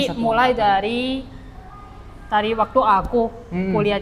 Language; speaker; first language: Indonesian; non-native, fluent; Chinese